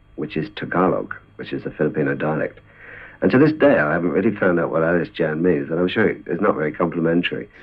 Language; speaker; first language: English; native; English